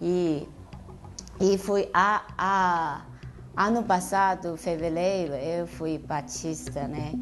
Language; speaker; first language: Portuguese; non-native, learner; Chinese